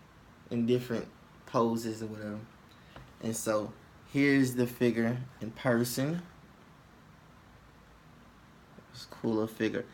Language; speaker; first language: English; native; English